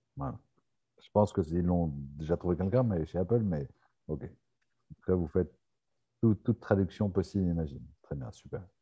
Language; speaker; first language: French; native; French